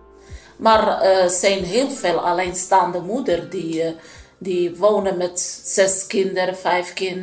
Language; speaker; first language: Dutch; non-native, learner; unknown